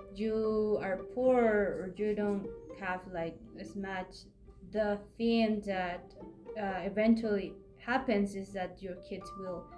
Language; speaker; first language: English; non-native, fluent; Spanish